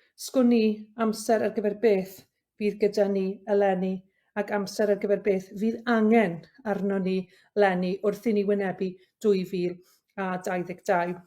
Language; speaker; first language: Welsh; native; Welsh